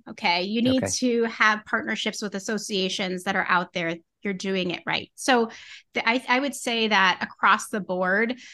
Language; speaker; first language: English; native; English